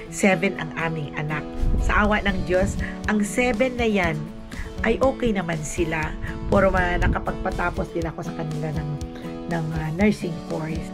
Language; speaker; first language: Filipino; native; Filipino